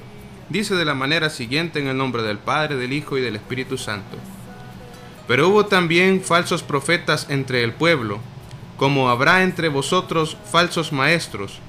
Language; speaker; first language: Spanish; native; Spanish